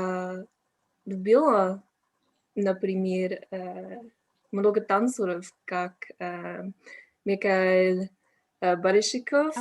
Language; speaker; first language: Russian; non-native, learner; English